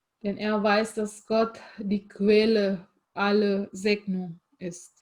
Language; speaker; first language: German; non-native, fluent; Indonesian